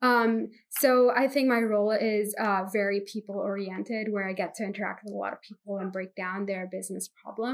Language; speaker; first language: English; non-native, local second language; Hindi